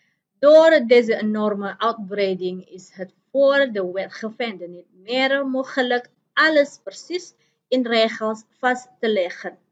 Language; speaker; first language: Dutch; non-native, fluent; Indonesian